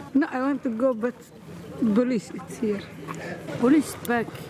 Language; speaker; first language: English; non-native, learner; Somali